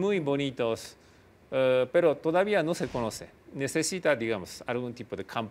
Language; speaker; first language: Spanish; non-native, fluent; Japanese